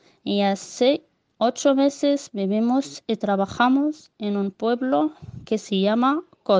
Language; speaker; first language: Spanish; non-native, learner; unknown